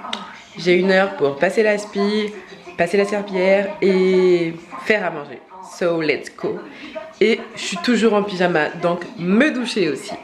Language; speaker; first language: French; native; French